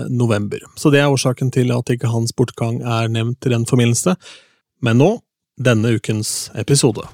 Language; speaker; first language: Norwegian; native; Norwegian